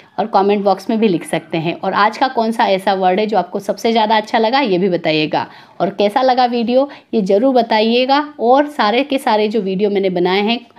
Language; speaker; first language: Hindi; native; Hindi